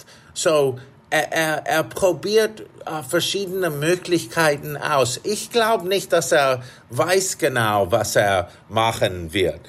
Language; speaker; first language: German; non-native, fluent; English